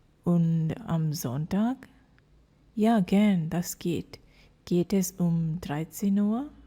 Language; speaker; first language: German; non-native, fluent; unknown